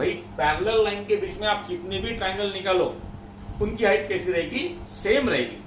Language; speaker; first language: Hindi; non-native, local second language; Marathi